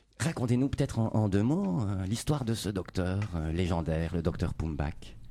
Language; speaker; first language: French; native; French